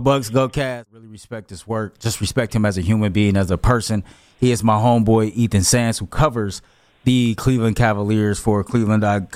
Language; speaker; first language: English; native; English